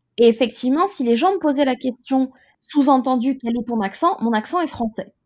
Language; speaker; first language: French; native; French